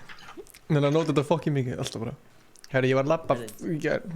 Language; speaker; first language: Icelandic; native; Icelandic